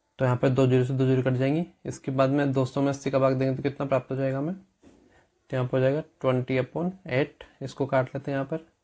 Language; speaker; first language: Hindi; native; Hindi